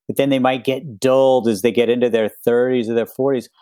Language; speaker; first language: English; native; English